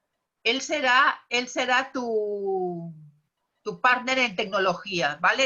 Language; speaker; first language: Spanish; native; Spanish